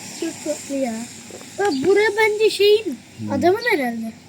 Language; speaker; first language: Turkish; early bilingual, heritage; Turkish